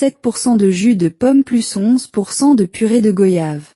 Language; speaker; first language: French; non-native, learner; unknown